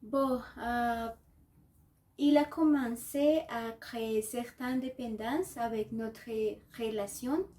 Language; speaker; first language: French; non-native, learner; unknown